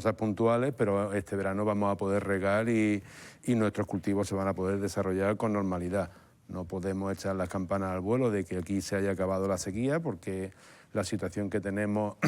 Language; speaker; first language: Spanish; native; Spanish